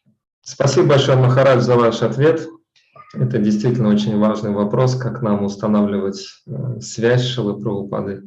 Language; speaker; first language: Russian; native; Russian